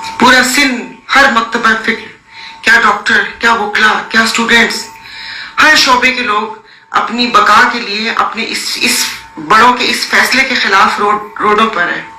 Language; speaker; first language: Urdu; non-native, local second language; Sindhi